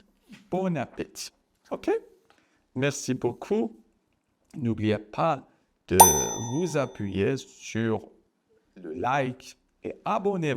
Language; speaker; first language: French; non-native, fluent; Persian